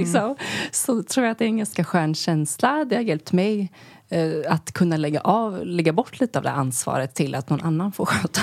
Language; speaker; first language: Swedish; native; Swedish